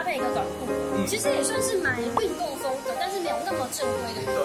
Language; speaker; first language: Chinese; native; Chinese